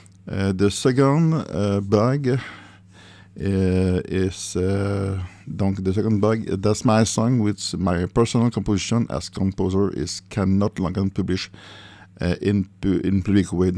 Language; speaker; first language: English; non-native, learner; French